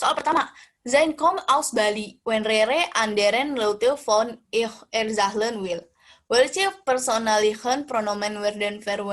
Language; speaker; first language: German; non-native, learner; Indonesian